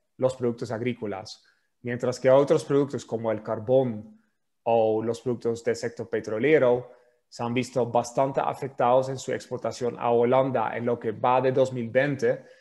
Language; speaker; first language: Spanish; non-native, fluent; Dutch